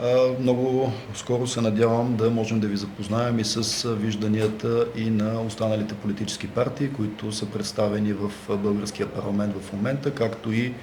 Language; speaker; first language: Bulgarian; native; Bulgarian